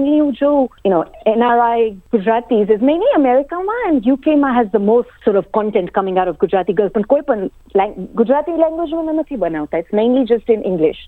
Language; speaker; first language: Gujarati; early bilingual, heritage; Gujarati